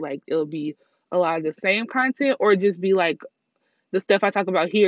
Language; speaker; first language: English; native; English